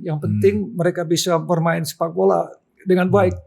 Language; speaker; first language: Indonesian; non-native, local second language; Dutch